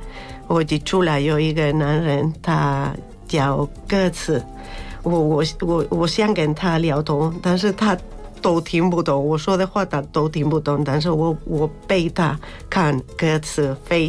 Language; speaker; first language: Chinese; non-native, learner; Spanish